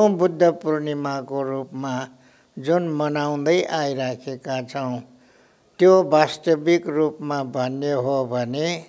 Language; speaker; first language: Nepali; non-native, local second language; Newari